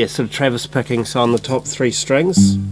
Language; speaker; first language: English; native; English